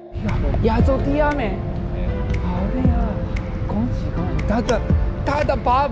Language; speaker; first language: Chinese; non-native, learner; Japanese